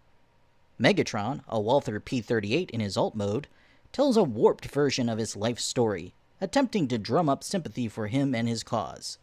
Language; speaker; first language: English; native; English